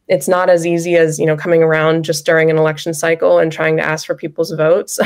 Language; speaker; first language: English; native; English